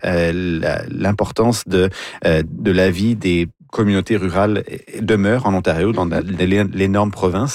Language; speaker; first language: French; native; French